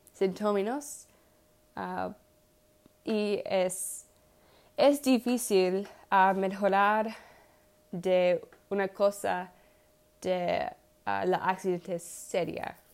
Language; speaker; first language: Spanish; non-native, learner; English